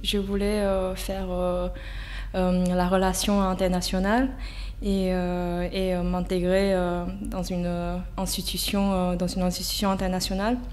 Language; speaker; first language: French; non-native, fluent; Chinese